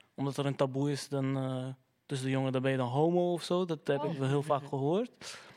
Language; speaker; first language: Dutch; early bilingual, other home language; Arabic